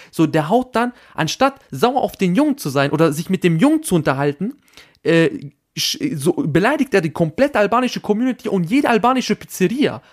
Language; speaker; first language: German; early bilingual, other home language; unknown